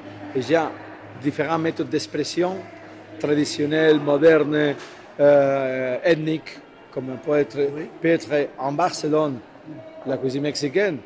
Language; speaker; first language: French; non-native, fluent; Spanish